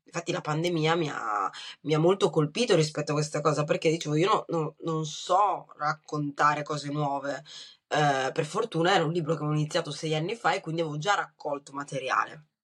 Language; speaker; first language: Italian; early bilingual, other home language; Kinyarwanda